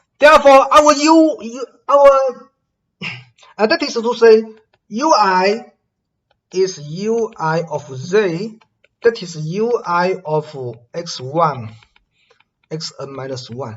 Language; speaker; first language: English; non-native, fluent; Chinese